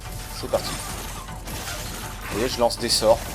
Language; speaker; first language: French; native; French